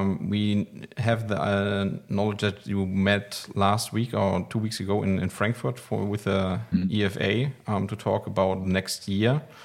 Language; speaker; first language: English; non-native, learner; German